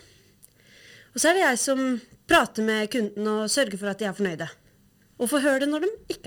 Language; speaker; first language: Norwegian; native; Norwegian